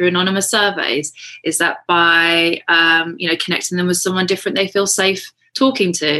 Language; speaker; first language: English; native; English